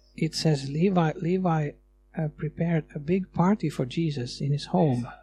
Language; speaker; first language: English; non-native, fluent; Swedish